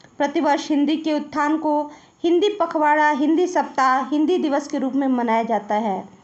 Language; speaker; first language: Hindi; native; Hindi